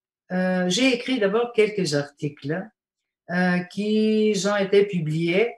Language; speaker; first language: French; non-native, fluent; Bulgarian